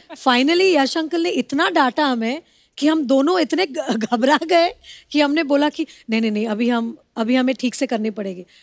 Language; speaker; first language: Hindi; non-native, local second language; Bangla